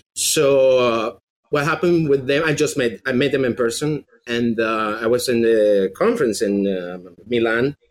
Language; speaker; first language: English; non-native, fluent; Spanish